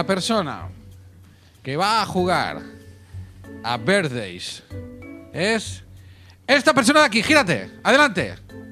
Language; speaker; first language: Spanish; native; Spanish